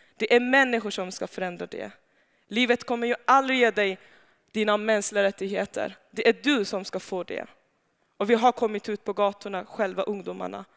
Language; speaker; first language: Swedish; non-native, fluent; Persian